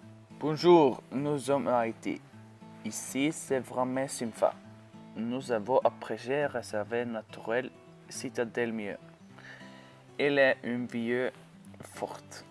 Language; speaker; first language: French; non-native, learner; Norwegian